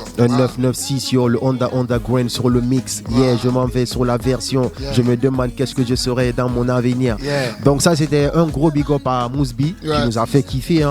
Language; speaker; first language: French; non-native, local second language; Fula